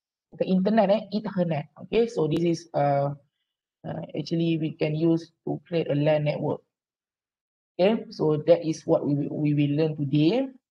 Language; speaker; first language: English; non-native, local second language; Malay